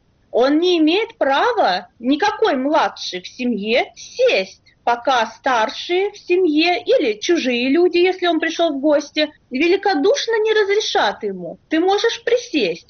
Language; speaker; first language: Russian; native; Russian